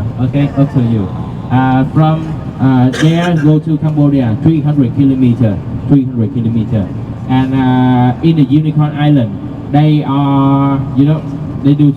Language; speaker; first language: English; non-native, learner; Vietnamese